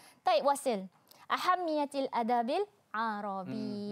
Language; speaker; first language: Arabic; non-native, fluent; Malay